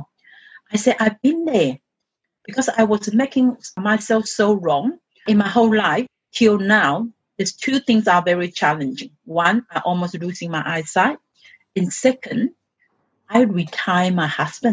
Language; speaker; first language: English; non-native, fluent; Chinese